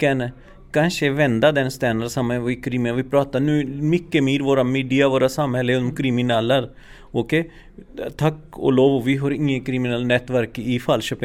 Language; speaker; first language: Swedish; non-native, fluent; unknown